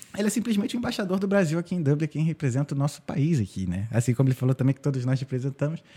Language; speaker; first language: Portuguese; native; Portuguese